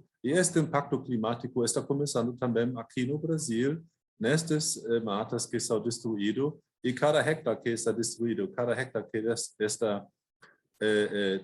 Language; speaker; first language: Portuguese; non-native, fluent; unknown